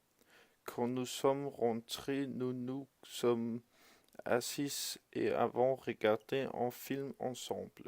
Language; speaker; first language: French; non-native, learner; Danish